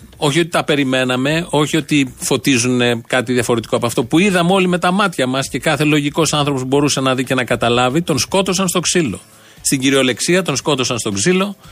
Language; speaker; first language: Greek; native; Greek